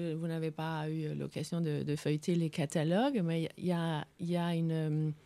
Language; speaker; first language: French; non-native, fluent; Danish